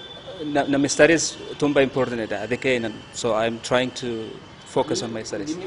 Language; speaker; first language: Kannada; non-native, learner; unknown